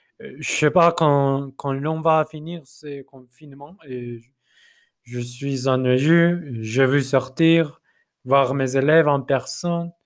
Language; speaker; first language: French; non-native, fluent; Spanish